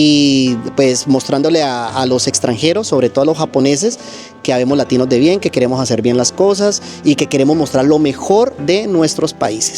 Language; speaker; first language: Spanish; native; Spanish